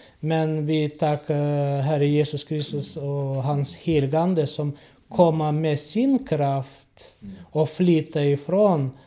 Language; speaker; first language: Swedish; non-native, learner; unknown